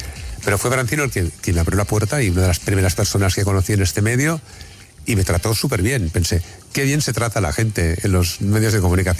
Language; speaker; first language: Spanish; native; Spanish